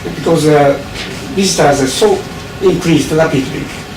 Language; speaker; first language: English; non-native, learner; Japanese